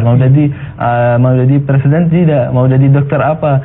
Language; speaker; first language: Indonesian; non-native, fluent; Arabic